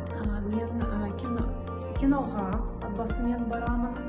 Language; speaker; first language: Kazakh; non-native, learner; Russian